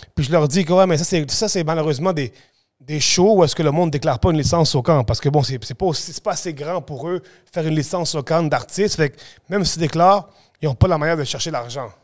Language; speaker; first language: French; early bilingual, other home language; Spanish